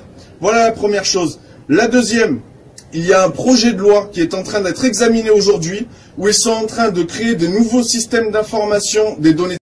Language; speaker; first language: French; native; French